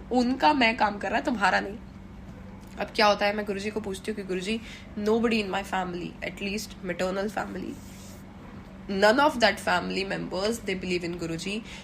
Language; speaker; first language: Hindi; native; Hindi